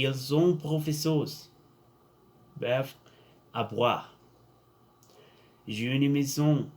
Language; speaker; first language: French; non-native, learner; Spanish